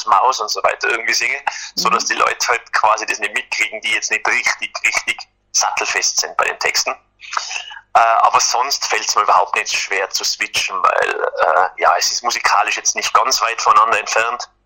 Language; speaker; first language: German; native; German